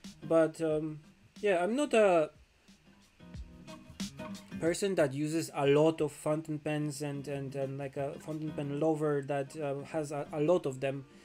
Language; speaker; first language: English; non-native, fluent; Polish